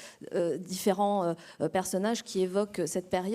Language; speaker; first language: French; native; French